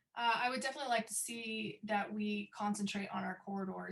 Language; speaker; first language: English; native; English